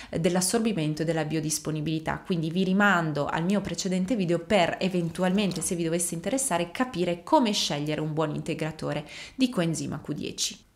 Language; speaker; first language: Italian; native; Italian